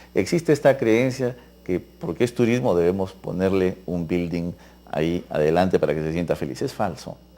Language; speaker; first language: Spanish; native; Spanish